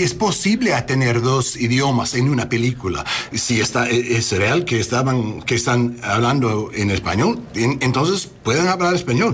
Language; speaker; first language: Spanish; non-native, learner; English